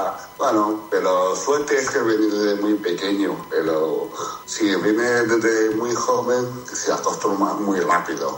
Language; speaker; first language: Spanish; non-native, fluent; Chinese